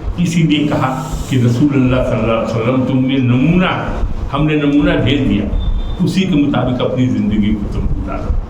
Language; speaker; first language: Urdu; native; Urdu